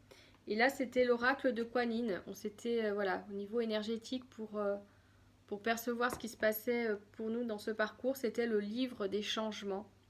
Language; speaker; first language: French; native; French